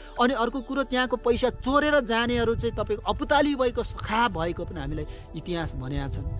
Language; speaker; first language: Nepali; non-native, local second language; Limburgish